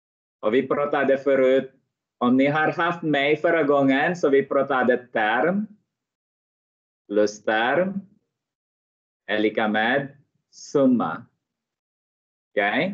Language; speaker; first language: Swedish; non-native, fluent; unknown